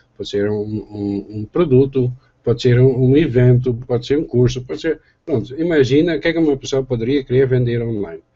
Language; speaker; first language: Portuguese; non-native, fluent; Dutch